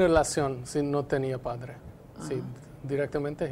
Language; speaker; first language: Spanish; non-native, fluent; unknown